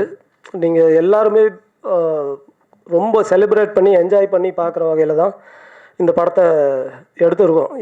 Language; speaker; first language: Tamil; native; Tamil